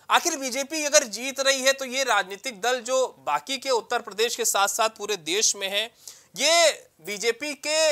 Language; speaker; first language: Hindi; native; Hindi